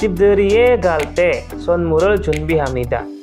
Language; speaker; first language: Korean; non-native, fluent; Indonesian